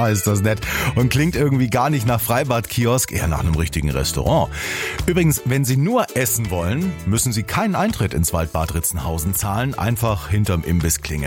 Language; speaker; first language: German; native; German